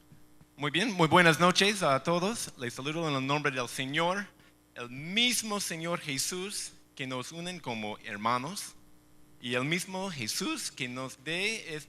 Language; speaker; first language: Spanish; non-native, fluent; English